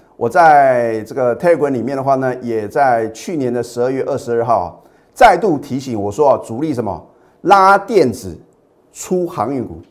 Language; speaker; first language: Chinese; native; Chinese